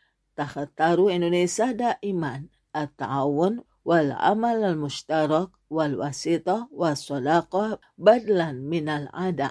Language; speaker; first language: Arabic; non-native, fluent; Indonesian